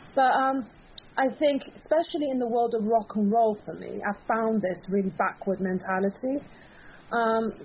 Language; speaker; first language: English; early bilingual, other home language; Persian